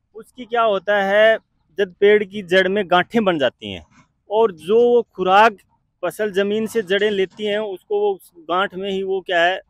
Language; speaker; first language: Hindi; native; Hindi